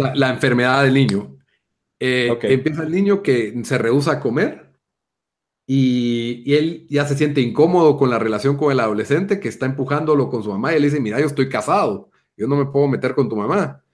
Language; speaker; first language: Spanish; native; Spanish